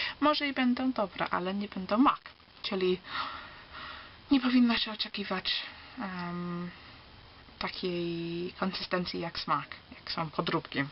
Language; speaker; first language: Polish; early bilingual, heritage; Polish